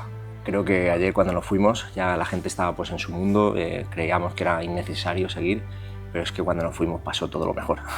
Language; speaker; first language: Spanish; native; Spanish